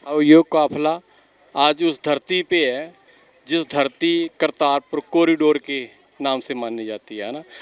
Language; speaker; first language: Hindi; non-native, local second language; Punjabi